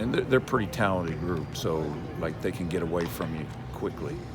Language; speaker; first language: English; native; English